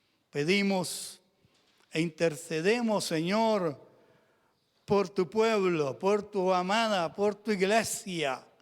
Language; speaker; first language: Spanish; native; Spanish